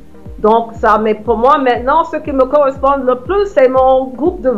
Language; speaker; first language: French; non-native, fluent; English